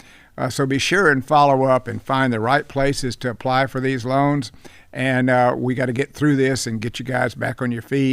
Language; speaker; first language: English; native; English